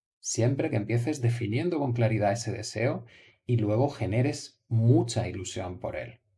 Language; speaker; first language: Spanish; native; Spanish